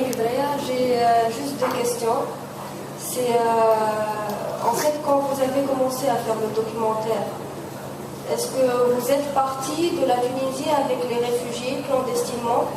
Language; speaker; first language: French; non-native, local second language; Arabic